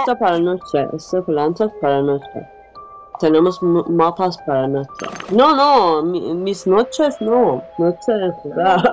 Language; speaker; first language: Spanish; non-native, learner; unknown